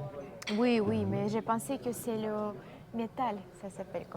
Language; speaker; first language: French; non-native, learner; Russian